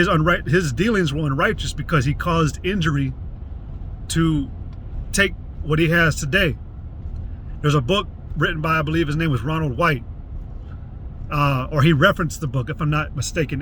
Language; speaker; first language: English; native; English